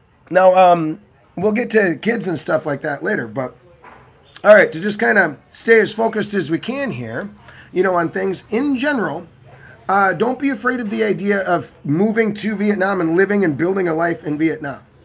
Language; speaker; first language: English; native; English